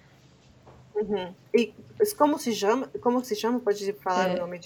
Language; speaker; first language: Portuguese; non-native, fluent; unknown